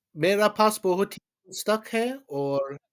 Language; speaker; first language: Hindi; non-native, learner; English